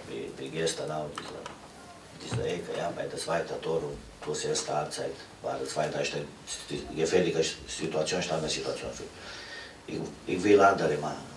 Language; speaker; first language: German; non-native, fluent; Romanian